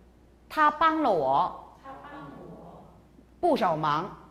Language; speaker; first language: Chinese; non-native, fluent; Korean